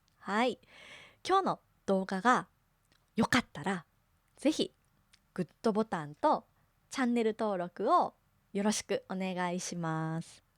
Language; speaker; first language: Japanese; native; Japanese